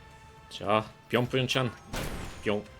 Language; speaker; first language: Japanese; non-native, learner; English